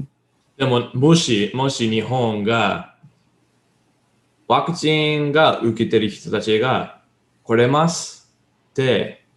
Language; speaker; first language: Japanese; non-native, learner; English